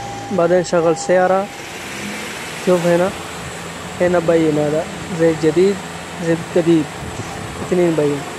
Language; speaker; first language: Arabic; non-native, learner; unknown